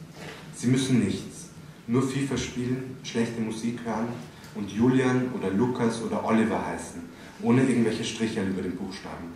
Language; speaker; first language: German; native; German